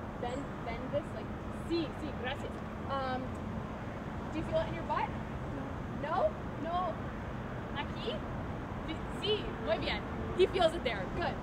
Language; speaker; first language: Spanish; non-native, learner; English